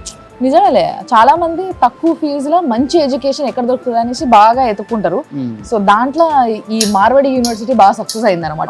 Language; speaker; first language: Telugu; native; Telugu